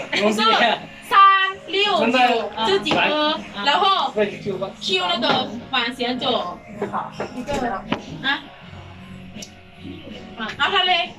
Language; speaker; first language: Chinese; non-native, learner; Lao